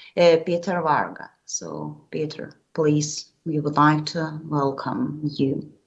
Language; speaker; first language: English; non-native, fluent; Lithuanian